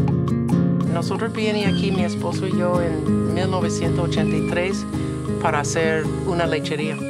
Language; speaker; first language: Spanish; non-native, learner; English